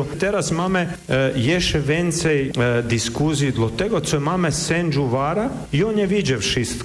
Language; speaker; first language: Polish; non-native, learner; Croatian